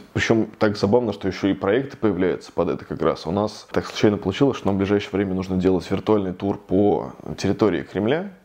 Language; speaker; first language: Russian; native; Russian